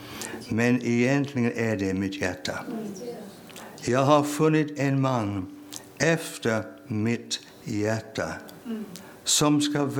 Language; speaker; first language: Swedish; non-native, fluent; English